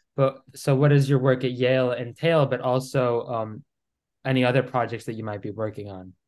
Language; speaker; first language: English; non-native, fluent; Greek